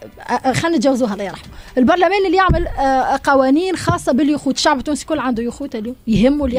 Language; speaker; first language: Arabic; native; Arabic